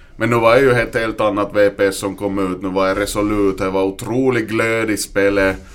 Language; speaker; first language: Swedish; native; Swedish